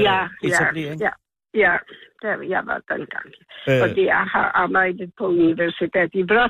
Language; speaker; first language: Danish; non-native, learner; Polish